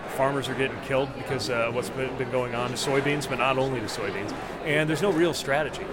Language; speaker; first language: English; non-native, fluent; Chinese